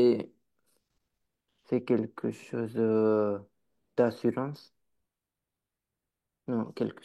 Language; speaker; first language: French; non-native, learner; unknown